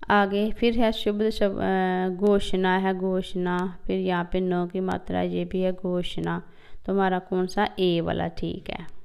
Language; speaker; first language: Hindi; non-native, local second language; Punjabi